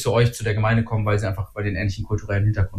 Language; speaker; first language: German; native; German